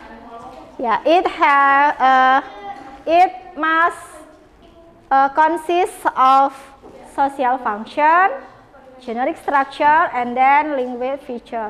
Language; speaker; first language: English; non-native, fluent; Indonesian